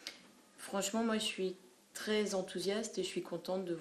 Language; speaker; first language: French; native; French